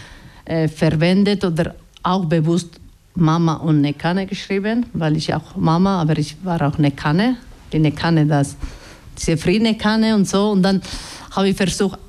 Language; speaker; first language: German; non-native, learner; Basque